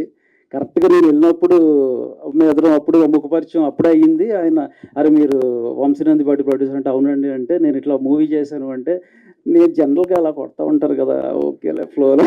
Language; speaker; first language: Telugu; native; Telugu